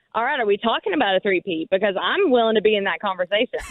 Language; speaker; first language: English; native; English